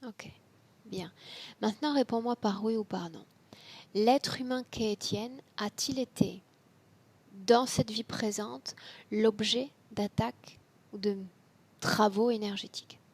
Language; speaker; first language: French; native; French